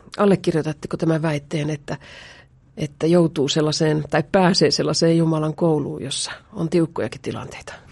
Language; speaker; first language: Finnish; native; Finnish